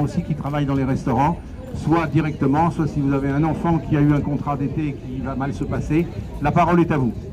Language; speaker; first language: French; native; French